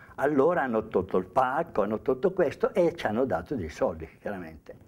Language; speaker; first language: Italian; native; Italian